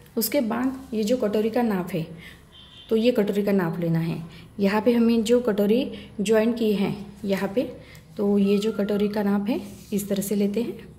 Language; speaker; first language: Hindi; non-native, local second language; Marathi